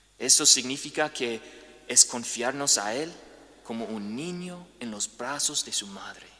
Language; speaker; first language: Spanish; non-native, fluent; English